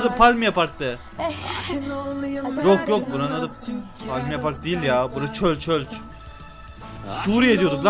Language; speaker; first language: Turkish; native; Turkish